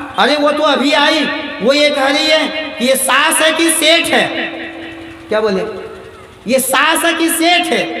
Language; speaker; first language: Urdu; native; Urdu